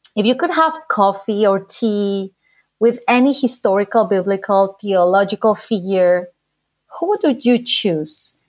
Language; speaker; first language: English; non-native, fluent; Spanish